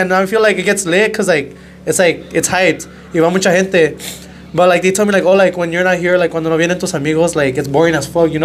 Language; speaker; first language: English; early bilingual, other home language; Spanish